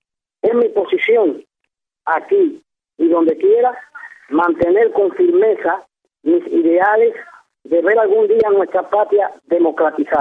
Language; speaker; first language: Spanish; native; Spanish